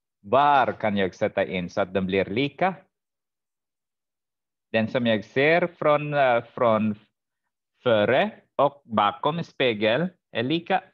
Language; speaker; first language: Swedish; non-native, fluent; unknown